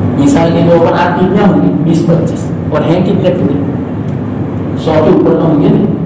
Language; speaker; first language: Urdu; non-native, local second language; Gujarati